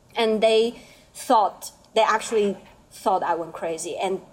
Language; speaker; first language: English; non-native, learner; Chinese